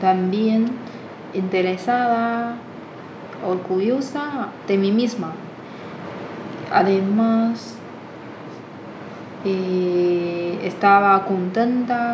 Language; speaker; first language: Spanish; non-native, fluent; Chinese